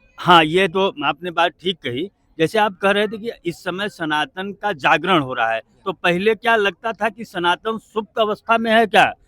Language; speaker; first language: Hindi; native; Hindi